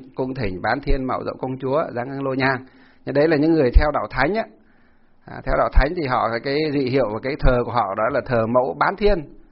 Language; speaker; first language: Vietnamese; non-native, local second language; Muong